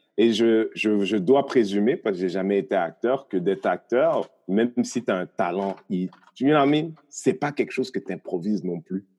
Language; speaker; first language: French; early bilingual, other home language; Haitian Creole